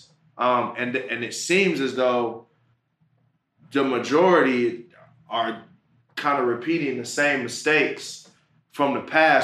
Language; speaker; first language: English; native; English